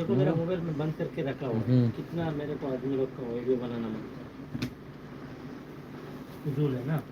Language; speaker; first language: Hindi; non-native, learner; Bangla